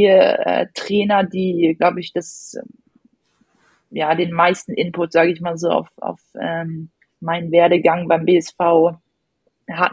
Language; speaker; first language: German; native; German